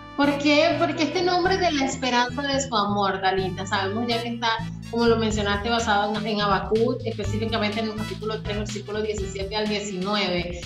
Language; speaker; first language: Spanish; native; Spanish